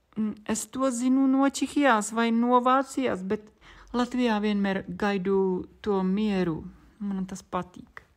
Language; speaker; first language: Latvian; non-native, fluent; Czech